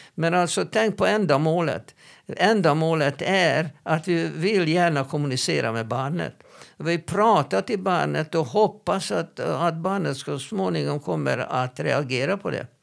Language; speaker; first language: Swedish; non-native, fluent; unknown